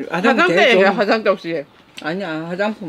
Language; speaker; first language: Korean; native; Korean